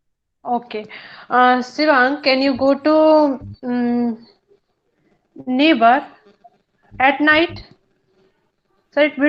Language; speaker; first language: English; non-native, learner; Hindi